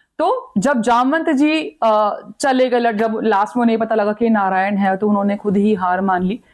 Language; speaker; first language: Hindi; native; Hindi